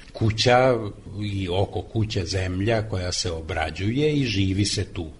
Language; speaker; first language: Serbian; non-native, local second language; Hungarian